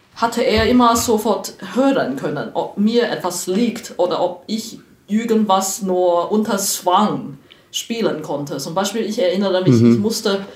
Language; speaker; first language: German; non-native, fluent; Chinese